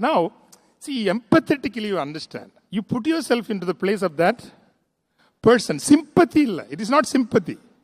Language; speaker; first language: English; non-native, local second language; Tamil